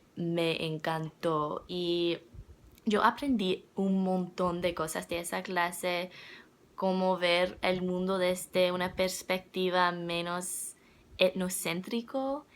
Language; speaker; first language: Spanish; non-native, learner; English